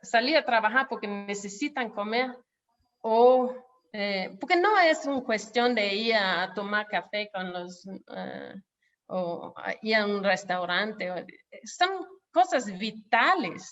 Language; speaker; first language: Spanish; non-native, fluent; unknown